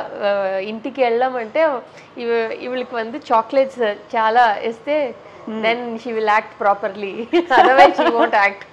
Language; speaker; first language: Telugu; non-native, local second language; Tamil